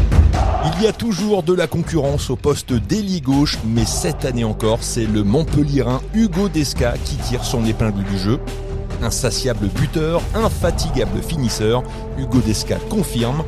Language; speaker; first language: French; native; French